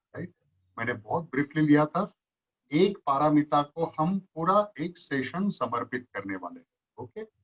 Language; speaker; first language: Hindi; non-native, local second language; Marathi